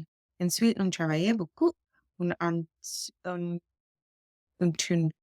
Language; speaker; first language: French; non-native, learner; English